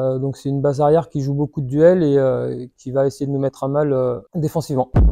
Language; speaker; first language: French; native; French